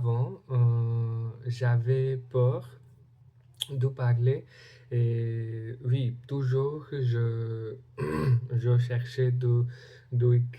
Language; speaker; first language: French; non-native, learner; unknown